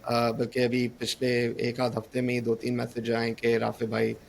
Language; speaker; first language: Urdu; early bilingual, heritage; Urdu